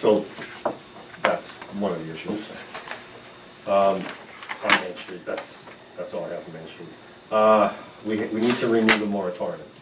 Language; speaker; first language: English; native; English